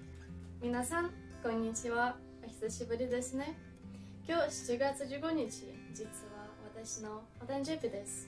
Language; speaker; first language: Japanese; non-native, learner; Ukrainian